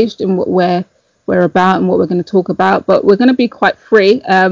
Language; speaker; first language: English; native; English